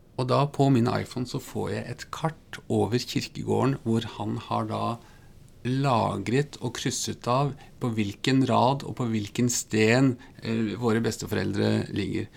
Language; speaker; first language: Norwegian; native; Norwegian